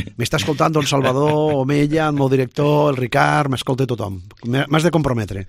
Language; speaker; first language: Catalan; native; Catalan